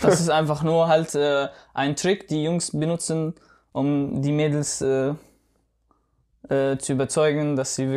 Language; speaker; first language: German; non-native, fluent; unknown